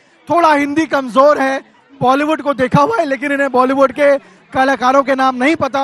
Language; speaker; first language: Hindi; native; Hindi